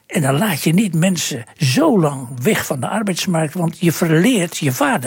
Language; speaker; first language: Dutch; native; Dutch